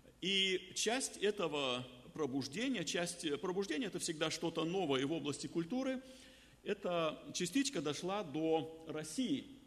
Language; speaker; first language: Russian; non-native, fluent; German